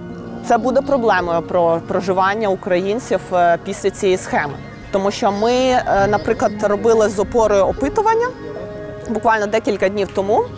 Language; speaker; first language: Ukrainian; native; Ukrainian